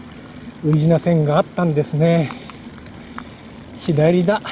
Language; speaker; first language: Japanese; native; Japanese